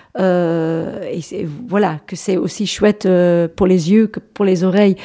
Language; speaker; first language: French; non-native, fluent; English